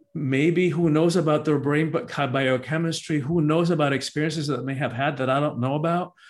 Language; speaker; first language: English; early bilingual, other home language; Spanish